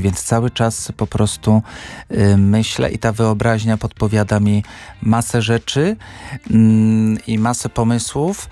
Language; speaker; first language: Polish; native; Polish